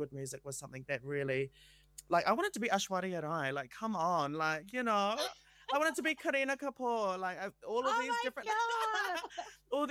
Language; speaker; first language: English; native; English